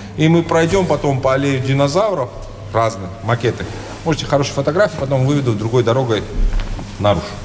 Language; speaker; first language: Russian; non-native, local second language; Georgian